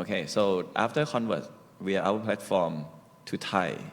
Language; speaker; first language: English; non-native, learner; Thai